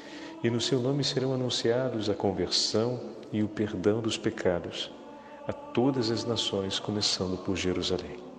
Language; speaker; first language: Portuguese; native; Portuguese